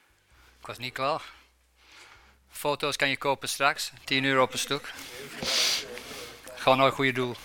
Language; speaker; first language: Dutch; non-native, fluent; English